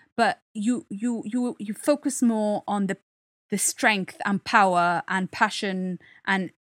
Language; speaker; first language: English; non-native, fluent; Italian